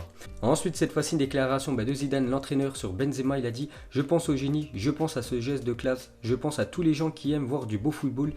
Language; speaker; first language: French; native; French